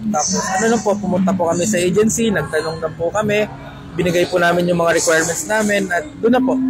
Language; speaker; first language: Filipino; non-native, local second language; Cebuano